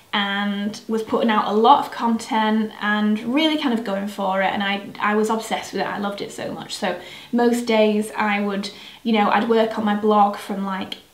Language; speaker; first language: English; native; English